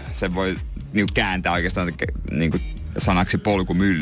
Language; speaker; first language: Finnish; native; Finnish